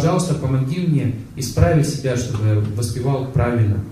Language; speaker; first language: Russian; native; Russian